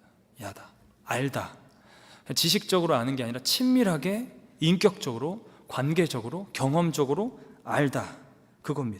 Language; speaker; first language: Korean; native; Korean